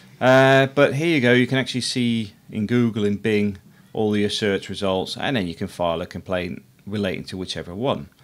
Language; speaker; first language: English; native; English